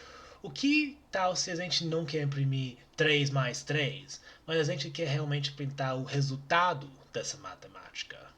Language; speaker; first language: Portuguese; non-native, learner; English